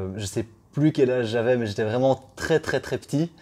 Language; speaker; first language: French; native; French